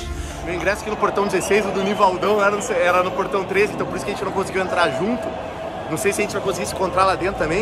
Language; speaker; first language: Portuguese; native; Portuguese